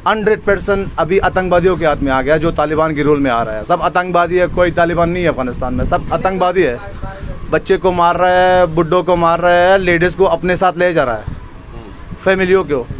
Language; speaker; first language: Hindi; non-native, fluent; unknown